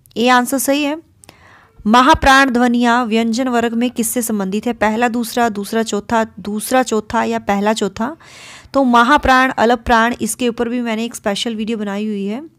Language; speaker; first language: Hindi; native; Hindi